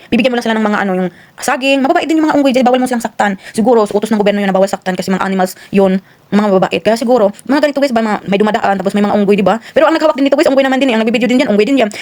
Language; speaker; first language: Filipino; non-native, local second language; Cebuano